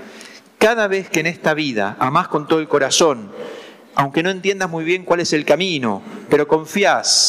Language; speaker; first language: Spanish; native; Spanish